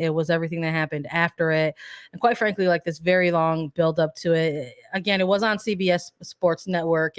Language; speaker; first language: English; native; English